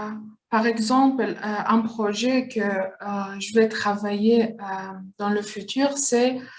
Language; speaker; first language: French; non-native, learner; Kurdish